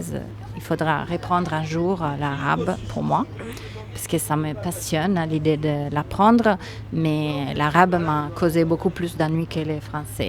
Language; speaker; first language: French; non-native, fluent; Italian